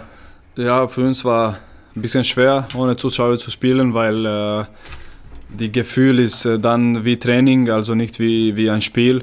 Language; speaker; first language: German; non-native, learner; Croatian